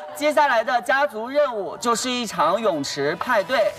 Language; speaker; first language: Chinese; native; Chinese